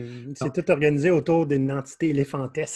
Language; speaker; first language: French; native; French